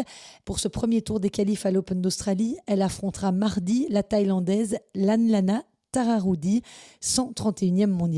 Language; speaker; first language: French; native; French